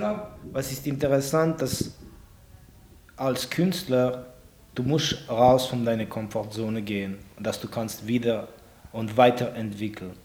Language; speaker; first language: German; non-native, local second language; French